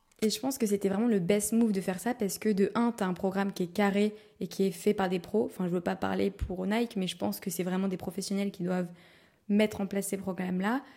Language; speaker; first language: French; native; French